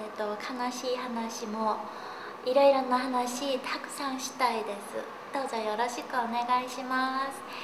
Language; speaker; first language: Japanese; non-native, learner; Korean